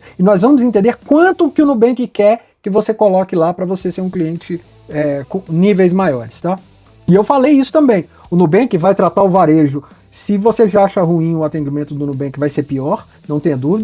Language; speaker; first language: Portuguese; native; Portuguese